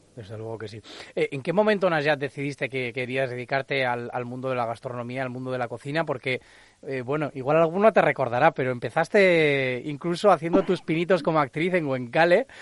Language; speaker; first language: Spanish; native; Spanish